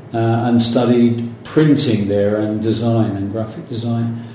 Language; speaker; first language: English; native; English